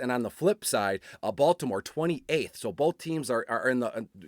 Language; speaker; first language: English; native; English